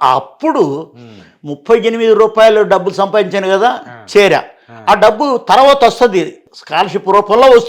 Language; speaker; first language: Telugu; native; Telugu